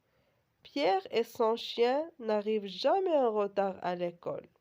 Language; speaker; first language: French; non-native, local second language; Arabic